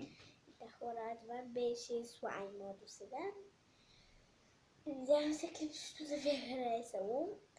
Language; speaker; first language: Bulgarian; native; Bulgarian